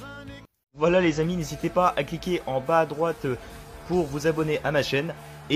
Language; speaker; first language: French; native; French